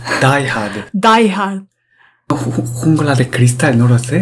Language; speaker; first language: Spanish; non-native, learner; Korean